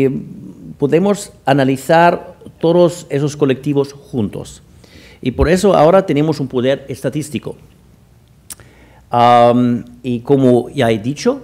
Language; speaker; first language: Spanish; non-native, fluent; German